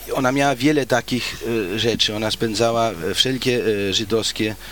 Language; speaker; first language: Polish; early bilingual, heritage; Polish